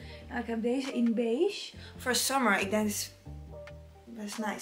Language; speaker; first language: Dutch; non-native, learner; Italian